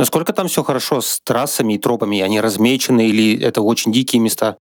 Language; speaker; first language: Russian; native; Russian